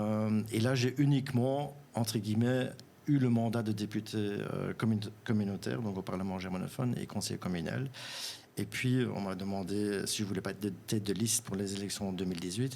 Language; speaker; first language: French; non-native, local second language; German